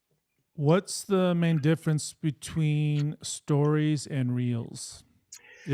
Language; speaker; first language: English; native; English